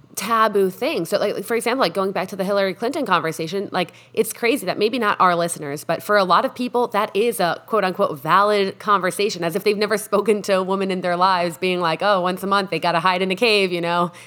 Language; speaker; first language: English; non-native, fluent; Spanish